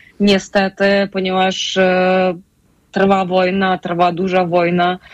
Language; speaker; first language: Polish; non-native, fluent; Ukrainian